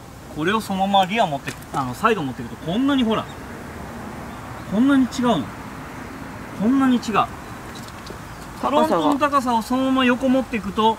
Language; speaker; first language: Japanese; native; Japanese